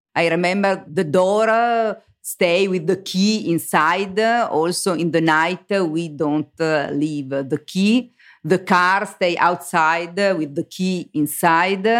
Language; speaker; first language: English; non-native, learner; Italian